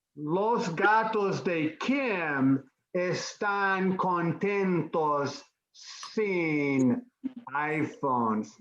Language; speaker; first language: Spanish; non-native, fluent; English